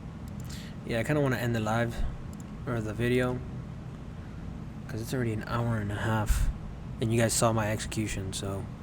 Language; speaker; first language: English; native; English